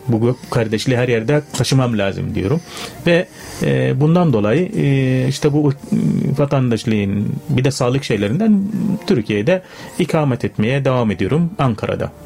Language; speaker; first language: Turkish; non-native, fluent; Arabic